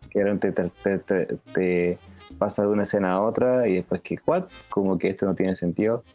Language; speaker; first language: Spanish; native; Spanish